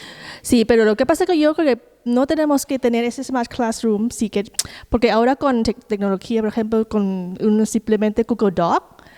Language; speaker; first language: Spanish; non-native, fluent; Thai